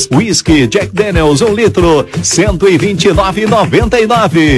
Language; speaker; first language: Portuguese; native; Portuguese